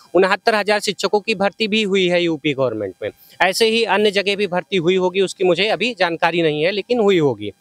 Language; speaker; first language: Hindi; native; Hindi